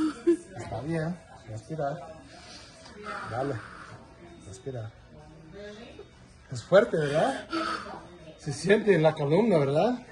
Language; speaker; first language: Spanish; non-native, learner; English